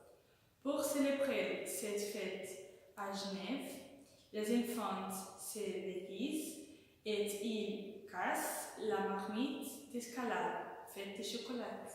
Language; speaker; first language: French; non-native, learner; Portuguese